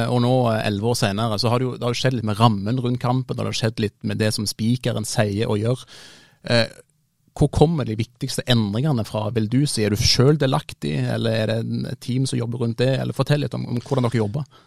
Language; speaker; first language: Norwegian; native; Norwegian